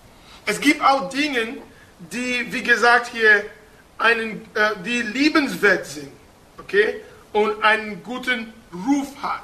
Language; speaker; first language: German; non-native, fluent; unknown